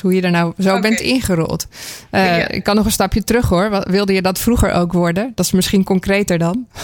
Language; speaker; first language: Dutch; native; Dutch